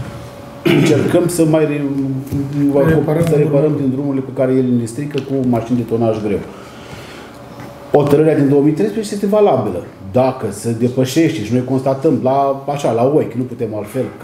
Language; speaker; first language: Romanian; native; Romanian